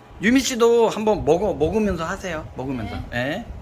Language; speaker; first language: Korean; native; Korean